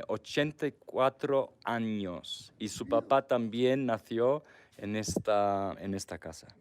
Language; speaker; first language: Spanish; non-native, fluent; English